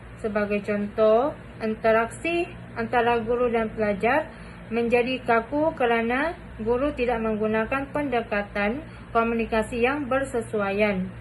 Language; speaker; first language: Malay; native; Malay